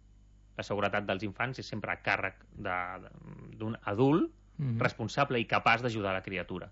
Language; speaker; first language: Catalan; native; Catalan